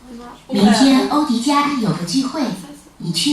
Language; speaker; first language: Chinese; non-native, learner; French